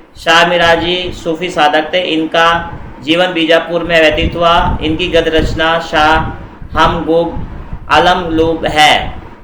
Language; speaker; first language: Hindi; native; Hindi